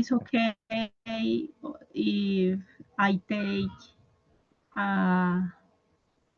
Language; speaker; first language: English; non-native, learner; Spanish